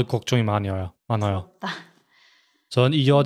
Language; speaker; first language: Korean; non-native, fluent; German